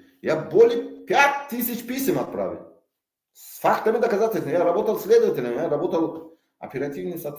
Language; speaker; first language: Russian; non-native, local second language; Tajik